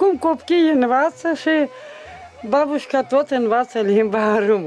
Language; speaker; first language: Romanian; non-native, learner; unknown